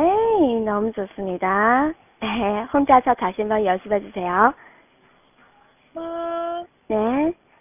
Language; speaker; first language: Korean; non-native, fluent; Chinese